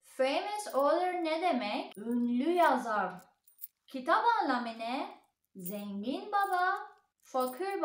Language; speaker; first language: Turkish; non-native, learner; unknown